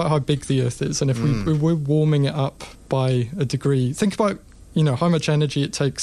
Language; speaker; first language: English; native; English